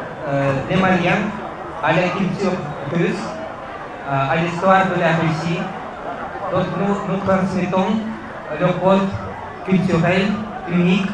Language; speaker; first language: French; non-native, fluent; Russian